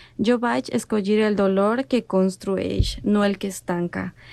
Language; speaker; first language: Catalan; non-native, learner; Spanish